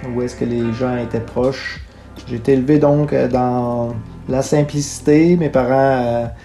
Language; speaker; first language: French; native; French